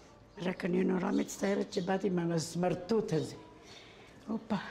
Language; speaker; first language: Hebrew; non-native, fluent; Spanish